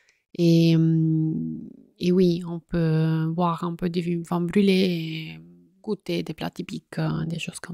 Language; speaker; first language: French; non-native, fluent; Italian